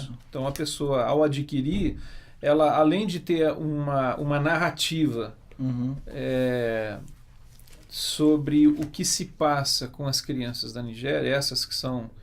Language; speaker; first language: Portuguese; native; Portuguese